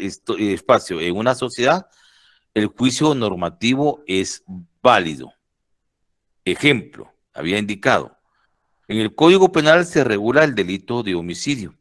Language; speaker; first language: Spanish; native; Spanish